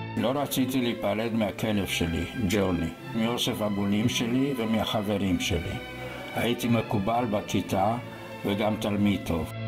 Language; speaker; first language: Hebrew; non-native, fluent; Romanian